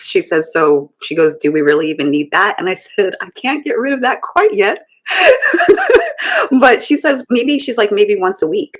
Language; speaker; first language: English; native; English